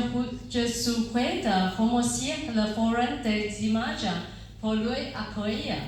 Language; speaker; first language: French; non-native, fluent; Chinese